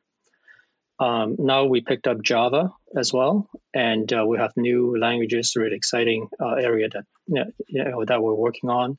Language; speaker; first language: English; non-native, local second language; Cantonese